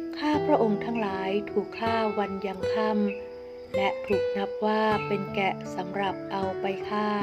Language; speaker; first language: Thai; native; Thai